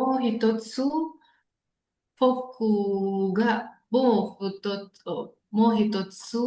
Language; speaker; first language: Japanese; non-native, learner; Indonesian